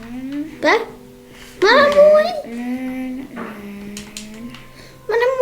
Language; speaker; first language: Welsh; native; Welsh